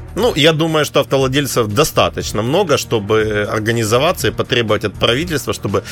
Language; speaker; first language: Russian; native; Russian